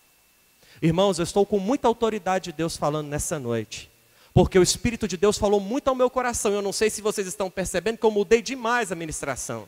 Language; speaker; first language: Portuguese; native; Portuguese